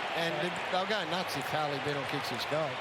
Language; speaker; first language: English; native; English